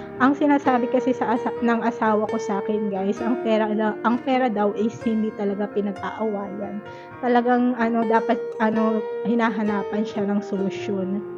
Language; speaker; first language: Filipino; native; Filipino